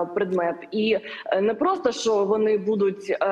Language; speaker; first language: Ukrainian; native; Ukrainian